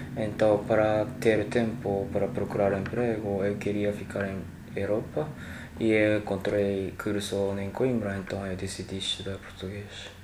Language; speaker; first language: Portuguese; non-native, learner; Japanese